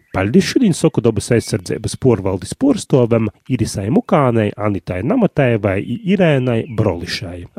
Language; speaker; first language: Latvian; native; Latvian